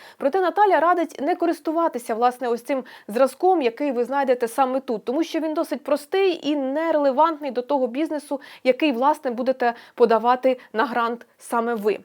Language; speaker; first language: Ukrainian; native; Ukrainian